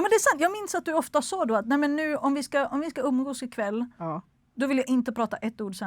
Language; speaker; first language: Swedish; native; Swedish